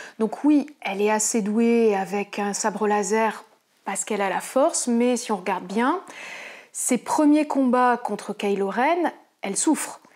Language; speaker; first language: French; native; French